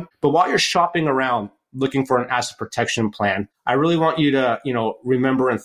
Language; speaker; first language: English; native; English